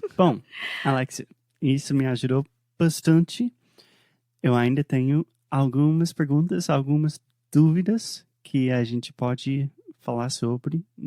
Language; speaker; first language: Portuguese; non-native, fluent; English